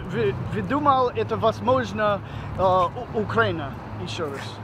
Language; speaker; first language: Russian; non-native, learner; English